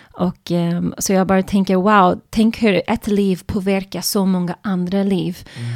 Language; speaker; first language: Swedish; non-native, fluent; English